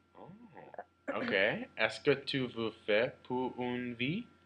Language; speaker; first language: French; non-native, learner; English